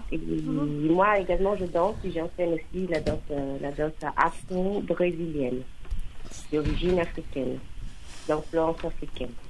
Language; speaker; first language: French; non-native, fluent; Portuguese